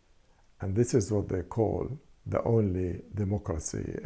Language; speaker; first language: English; non-native, fluent; Arabic